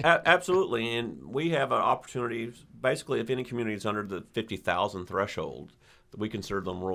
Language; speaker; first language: English; native; English